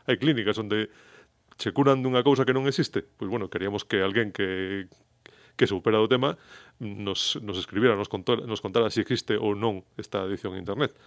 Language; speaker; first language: Galician; non-native, local second language; Spanish